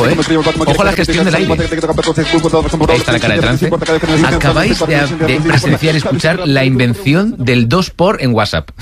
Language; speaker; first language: Spanish; native; Spanish